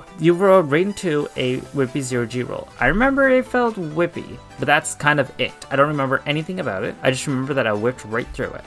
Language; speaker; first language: English; native; English